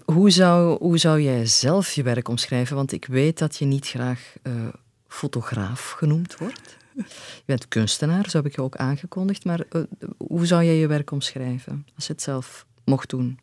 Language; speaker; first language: Dutch; native; Dutch